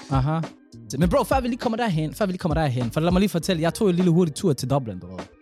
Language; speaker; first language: Danish; early bilingual, other home language; Somali